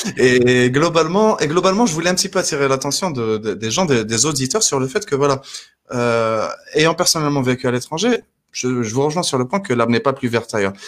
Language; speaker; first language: French; non-native, local second language; Arabic